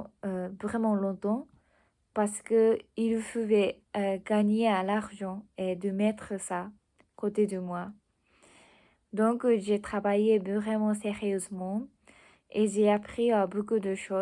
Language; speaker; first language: French; non-native, learner; Japanese